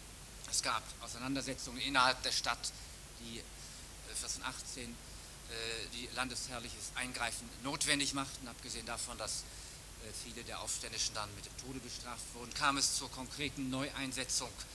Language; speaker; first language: German; native; German